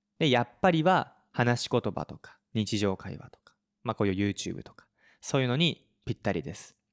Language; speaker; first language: Japanese; native; Japanese